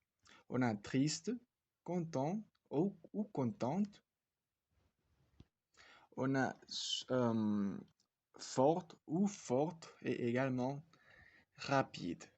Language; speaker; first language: French; non-native, fluent; Spanish